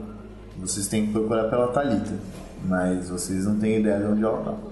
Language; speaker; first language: Portuguese; native; Portuguese